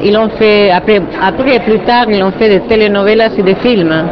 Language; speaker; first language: French; non-native, fluent; Spanish